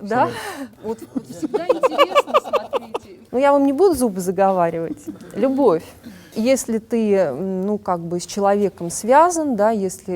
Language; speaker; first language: Russian; native; Russian